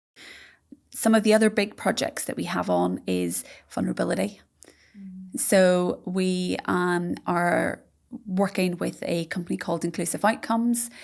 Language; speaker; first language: English; native; English